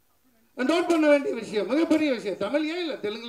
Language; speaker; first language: Tamil; native; Tamil